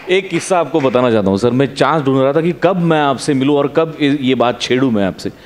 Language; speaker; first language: Hindi; non-native, local second language; Marathi